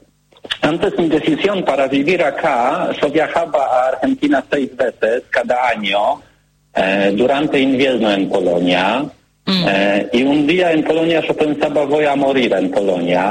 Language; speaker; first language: Spanish; non-native, learner; Polish